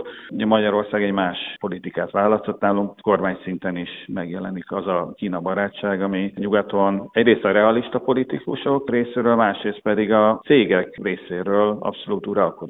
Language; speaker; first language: Hungarian; native; Hungarian